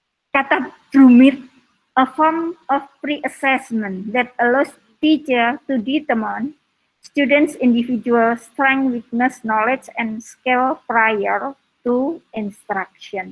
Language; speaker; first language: English; non-native, fluent; Indonesian